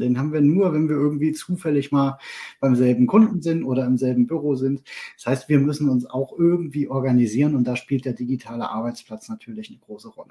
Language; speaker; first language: German; native; German